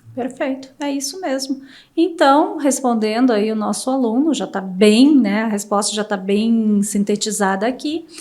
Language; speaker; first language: Portuguese; native; Portuguese